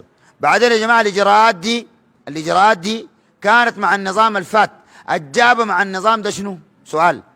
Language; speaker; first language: Arabic; native; Arabic